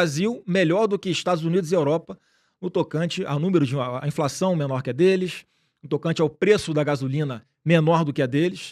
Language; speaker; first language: Portuguese; native; Portuguese